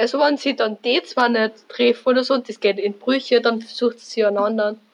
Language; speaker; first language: German; native; German